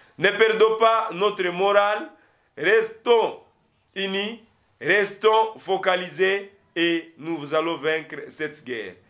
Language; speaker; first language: French; non-native, local second language; Lingala